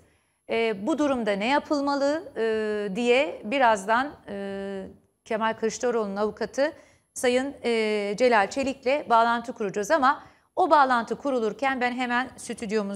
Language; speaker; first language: Turkish; native; Turkish